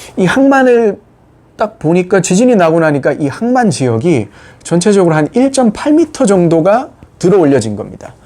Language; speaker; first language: Korean; native; Korean